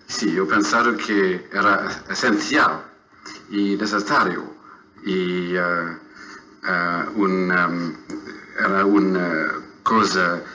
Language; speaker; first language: Spanish; non-native, fluent; English